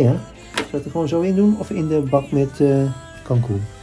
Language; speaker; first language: Dutch; native; Dutch